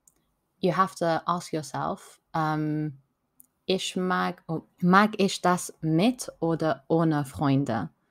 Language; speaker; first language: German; non-native, learner; French